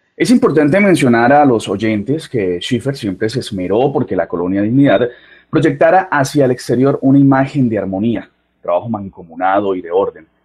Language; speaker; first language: Spanish; native; Spanish